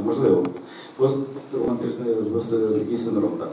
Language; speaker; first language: Ukrainian; native; Ukrainian